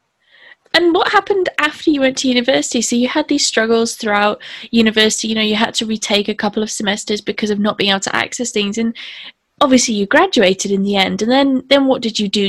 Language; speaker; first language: English; native; English